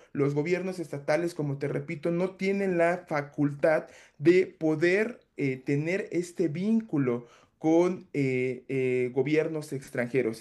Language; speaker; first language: Spanish; native; Spanish